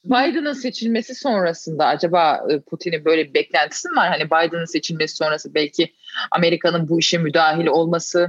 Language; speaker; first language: Turkish; native; Turkish